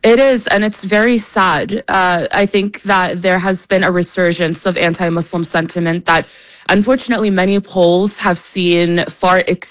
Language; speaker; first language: English; non-native, fluent; Russian